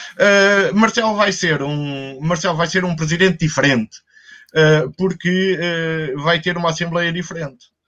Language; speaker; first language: Portuguese; native; Portuguese